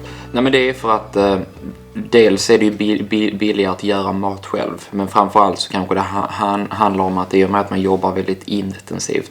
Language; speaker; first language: Swedish; native; Swedish